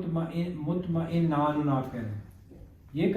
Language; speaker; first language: Urdu; native; Urdu